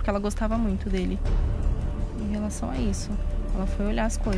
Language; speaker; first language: Portuguese; native; Portuguese